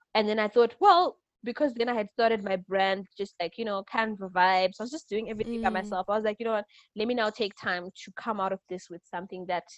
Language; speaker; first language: English; non-native, local second language; Shona